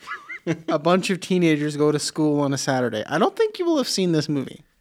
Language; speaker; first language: English; early bilingual, other home language; Plautdietsch